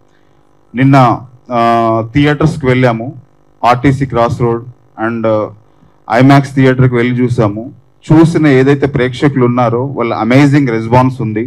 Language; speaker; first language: Telugu; native; Telugu